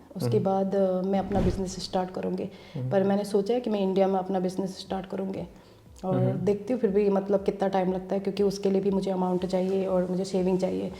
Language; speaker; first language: Hindi; native; Hindi